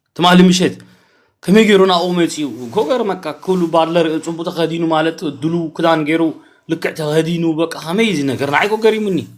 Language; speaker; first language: Tigrinya; early bilingual, heritage; Tigrinya